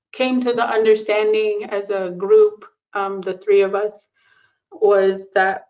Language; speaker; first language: English; native; English